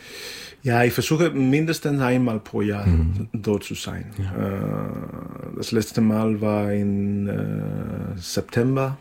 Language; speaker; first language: German; non-native, fluent; Spanish